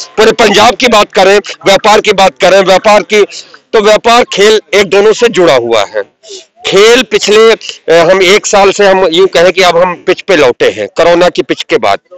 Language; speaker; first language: Hindi; non-native, local second language; Punjabi